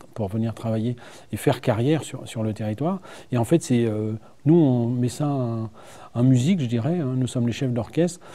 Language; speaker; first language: French; native; French